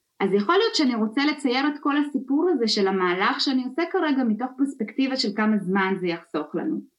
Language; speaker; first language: Hebrew; early bilingual, other home language; Russian